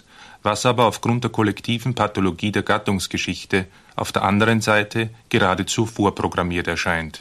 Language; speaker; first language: German; native; German